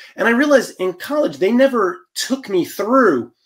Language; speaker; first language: English; native; English